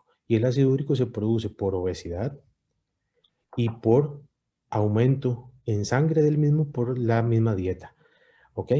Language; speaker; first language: Spanish; native; Spanish